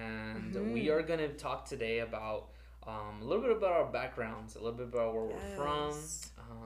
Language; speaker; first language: English; early bilingual, other home language; Spanish